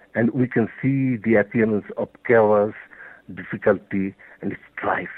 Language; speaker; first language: English; non-native, local second language; Bangla